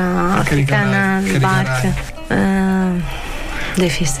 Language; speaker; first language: Portuguese; non-native, learner; Arabic